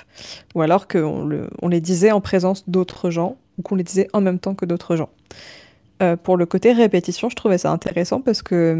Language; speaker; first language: French; native; French